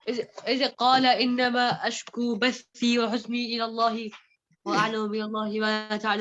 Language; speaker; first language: Arabic; non-native, learner; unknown